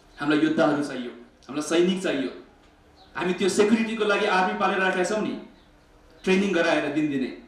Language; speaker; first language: Nepali; native; Nepali